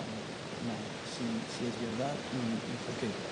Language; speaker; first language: Spanish; non-native, fluent; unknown